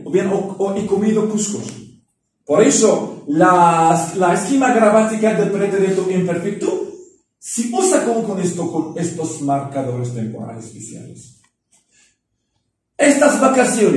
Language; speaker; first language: Spanish; non-native, fluent; Arabic